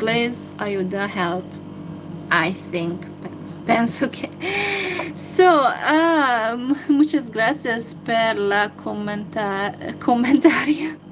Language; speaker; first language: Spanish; non-native, learner; Hungarian